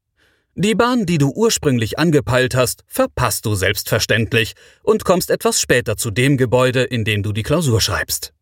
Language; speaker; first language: German; native; German